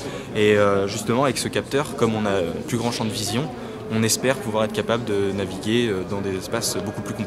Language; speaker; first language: French; native; French